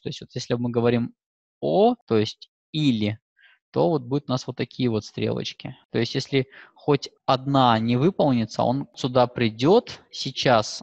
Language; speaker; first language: Russian; native; Russian